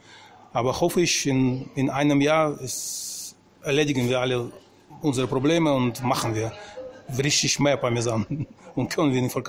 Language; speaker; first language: German; non-native, fluent; Russian